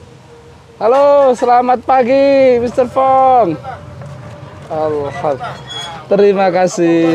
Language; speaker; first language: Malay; non-native, local second language; Javanese